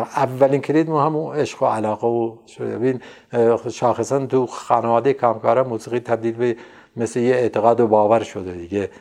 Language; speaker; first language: Persian; non-native, local second language; Central Kurdish